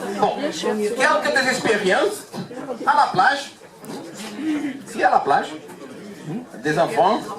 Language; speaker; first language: French; non-native, learner; Portuguese